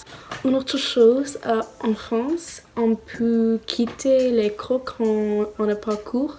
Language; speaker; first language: French; non-native, learner; English